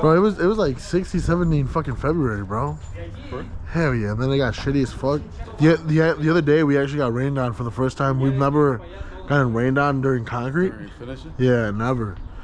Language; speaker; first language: English; early bilingual, other home language; Spanish